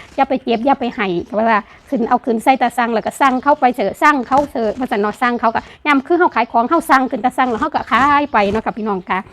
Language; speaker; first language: Thai; non-native, local second language; Northeastern Thai